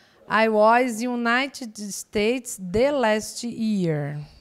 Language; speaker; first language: English; non-native, fluent; Portuguese